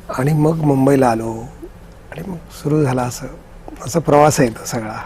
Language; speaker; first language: Marathi; native; Marathi